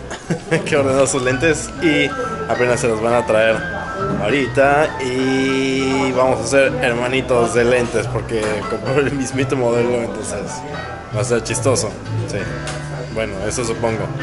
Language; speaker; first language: Spanish; native; Spanish